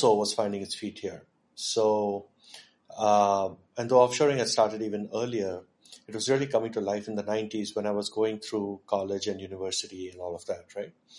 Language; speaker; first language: English; non-native, local second language; Marathi